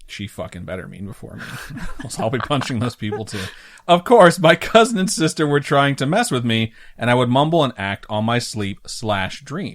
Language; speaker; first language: English; native; English